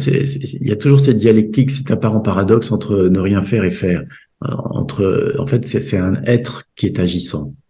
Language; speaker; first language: French; native; French